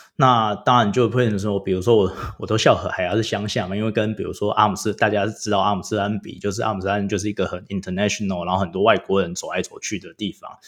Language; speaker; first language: Chinese; native; Chinese